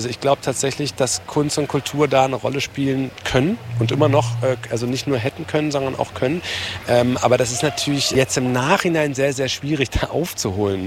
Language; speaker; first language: German; native; German